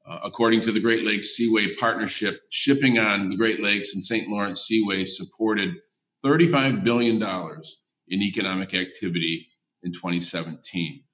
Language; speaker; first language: English; native; English